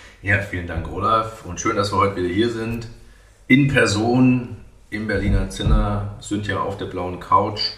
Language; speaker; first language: German; native; German